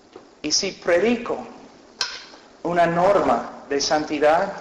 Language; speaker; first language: Spanish; non-native, fluent; English